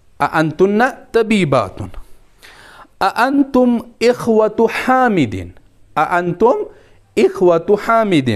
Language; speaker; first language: Arabic; non-native, fluent; Urdu